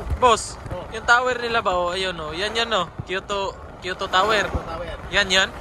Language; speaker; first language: Filipino; native; Filipino